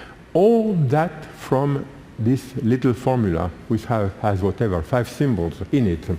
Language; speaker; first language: English; non-native, fluent; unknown